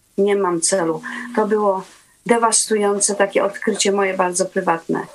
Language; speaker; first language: Polish; native; Polish